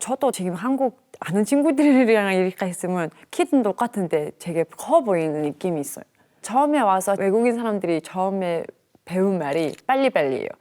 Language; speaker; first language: Korean; non-native, fluent; Mongolian